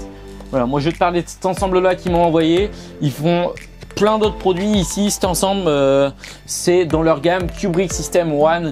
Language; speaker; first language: French; native; French